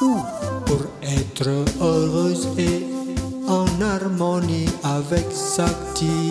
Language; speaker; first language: French; non-native, fluent; Indonesian